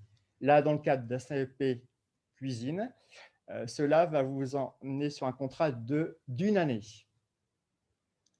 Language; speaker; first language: French; native; French